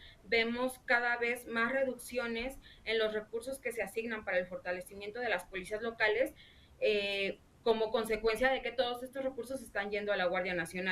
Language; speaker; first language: Spanish; native; Spanish